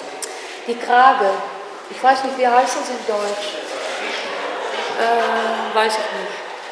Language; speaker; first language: German; non-native, learner; Dutch